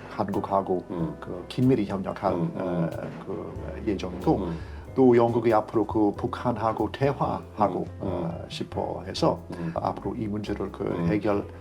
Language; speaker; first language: Korean; non-native, fluent; English